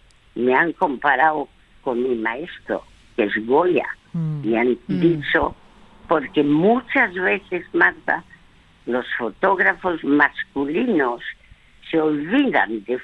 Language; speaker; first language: Spanish; early bilingual, other home language; French